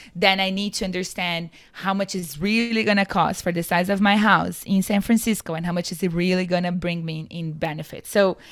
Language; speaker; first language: English; non-native, fluent; Portuguese